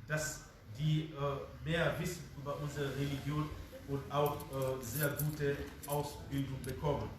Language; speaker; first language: German; non-native, fluent; Fula